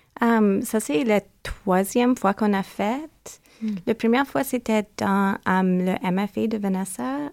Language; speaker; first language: French; non-native, learner; English